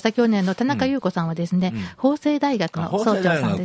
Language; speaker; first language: Japanese; native; Japanese